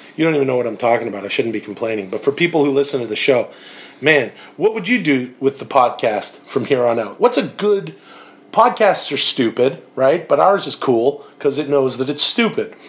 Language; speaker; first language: English; native; English